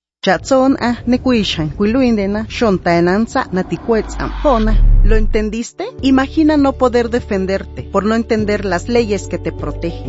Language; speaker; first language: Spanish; native; Spanish